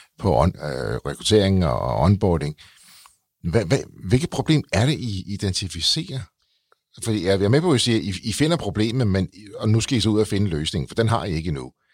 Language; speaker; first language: Danish; native; Danish